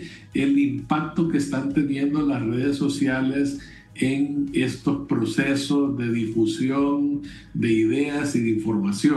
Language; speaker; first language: Spanish; native; Spanish